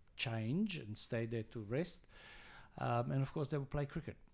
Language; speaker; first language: English; early bilingual, other home language; Croatian